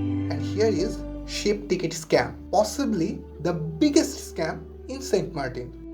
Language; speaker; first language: English; non-native, local second language; Bangla